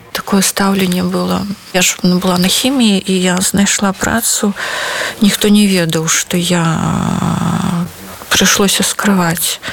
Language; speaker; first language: Belarusian; non-native, local second language; Russian